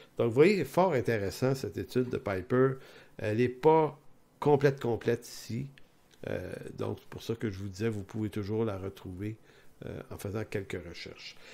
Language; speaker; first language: French; native; French